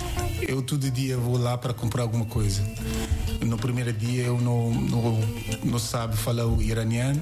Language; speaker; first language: Portuguese; non-native, learner; Yoruba